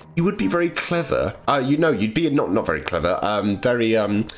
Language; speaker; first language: English; native; English